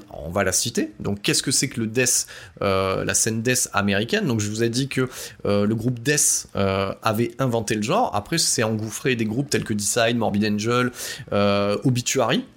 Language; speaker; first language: French; native; French